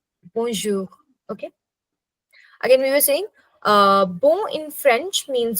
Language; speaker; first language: English; non-native, local second language; Hindi